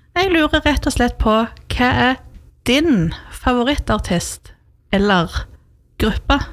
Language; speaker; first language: Norwegian; native; Norwegian